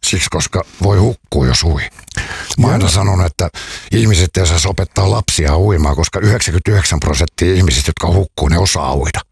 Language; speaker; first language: Finnish; native; Finnish